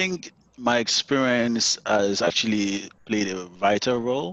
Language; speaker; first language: English; non-native, local second language; Yoruba